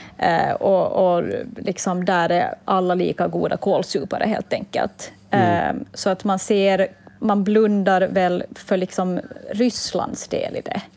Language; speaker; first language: Swedish; native; Swedish